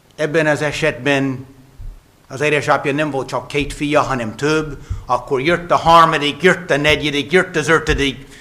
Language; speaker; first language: Hungarian; non-native, fluent; English